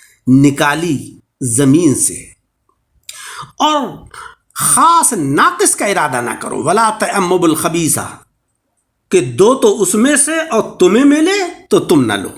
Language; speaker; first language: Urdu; native; Urdu